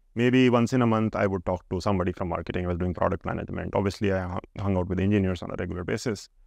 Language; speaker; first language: English; non-native, local second language; Hindi